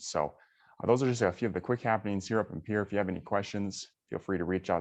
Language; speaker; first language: English; native; English